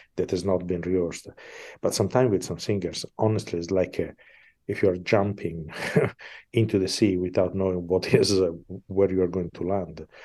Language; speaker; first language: English; non-native, fluent; Italian